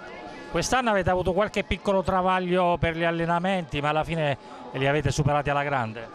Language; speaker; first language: Italian; native; Italian